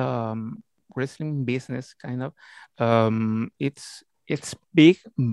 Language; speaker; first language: English; non-native, learner; Spanish